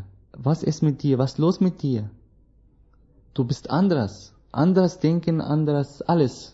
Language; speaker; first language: German; non-native, learner; Arabic